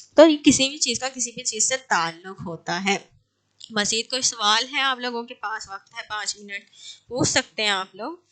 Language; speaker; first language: Urdu; native; Urdu